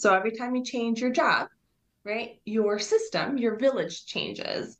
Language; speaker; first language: English; early bilingual, other home language; Spanish